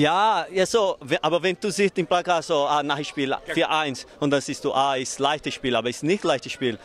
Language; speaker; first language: German; non-native, learner; Portuguese